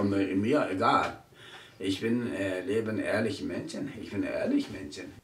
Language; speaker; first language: German; non-native, learner; Tibetan